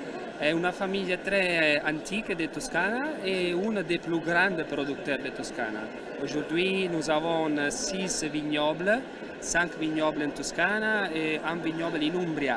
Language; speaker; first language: French; non-native, learner; Italian